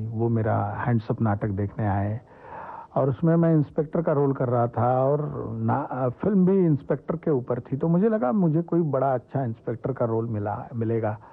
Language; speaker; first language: Hindi; non-native, local second language; Marathi